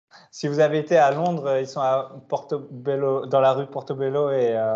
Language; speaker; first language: French; native; French